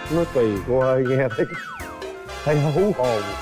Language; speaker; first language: Vietnamese; native; Vietnamese